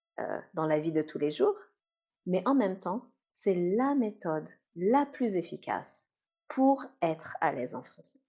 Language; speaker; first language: French; native; French